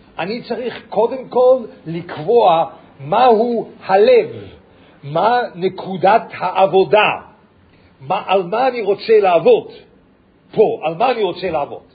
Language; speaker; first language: Hebrew; non-native, fluent; English